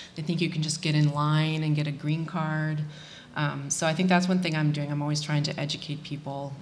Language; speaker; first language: English; native; English